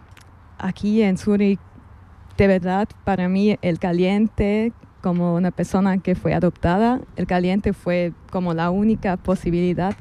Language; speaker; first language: Spanish; non-native, fluent; German